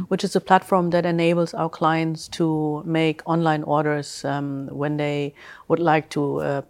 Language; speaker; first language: English; early bilingual, other home language; German